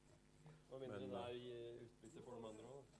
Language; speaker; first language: Norwegian; native; Norwegian